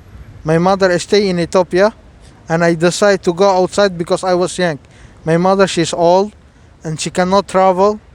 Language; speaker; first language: English; non-native, fluent; Somali